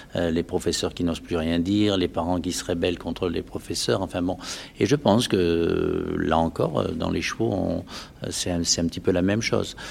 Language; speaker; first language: French; native; French